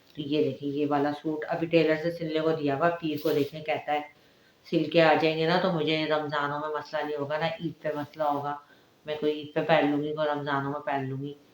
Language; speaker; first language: Urdu; native; Urdu